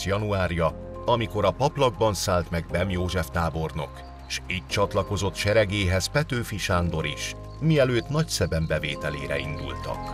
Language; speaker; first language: Hungarian; native; Hungarian